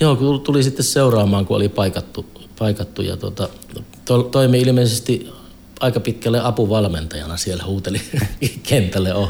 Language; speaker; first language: Finnish; native; Finnish